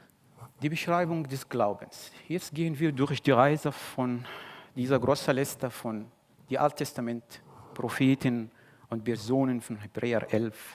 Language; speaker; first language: German; non-native, fluent; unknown